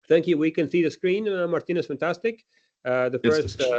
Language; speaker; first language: English; non-native, fluent; Latvian